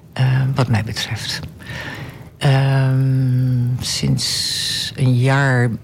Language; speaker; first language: Dutch; native; Dutch